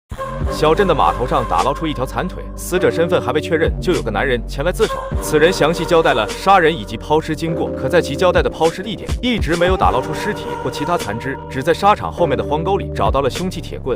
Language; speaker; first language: Chinese; native; Chinese